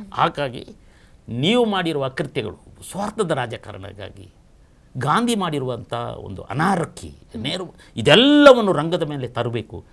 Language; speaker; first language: Kannada; non-native, local second language; Kodava